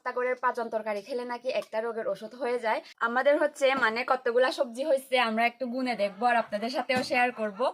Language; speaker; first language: Bangla; non-native, local second language; Chakma